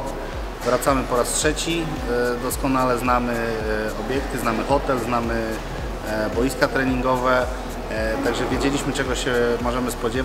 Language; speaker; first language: Polish; native; Polish